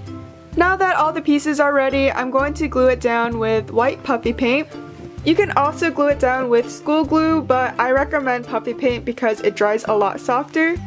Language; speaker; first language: English; native; English